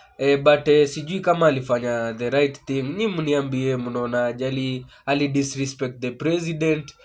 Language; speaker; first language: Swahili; native; Swahili